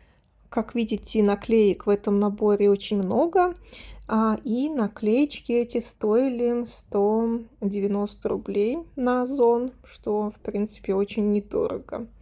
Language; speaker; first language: Russian; native; Russian